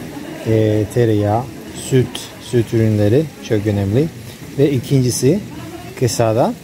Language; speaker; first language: Turkish; non-native, learner; Spanish